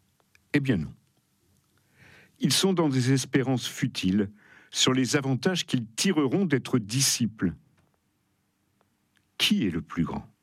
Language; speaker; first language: French; native; French